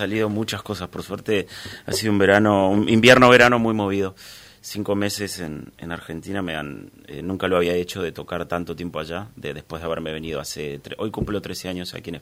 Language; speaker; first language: Spanish; native; Spanish